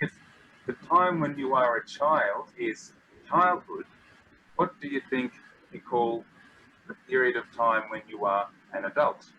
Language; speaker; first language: English; non-native, fluent; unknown